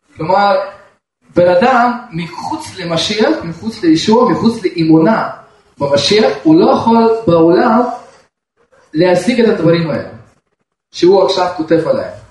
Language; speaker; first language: Hebrew; non-native, fluent; Russian